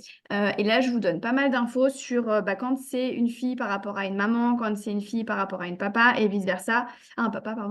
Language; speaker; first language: French; native; French